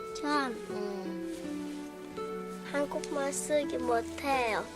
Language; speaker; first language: Korean; non-native, learner; Vietnamese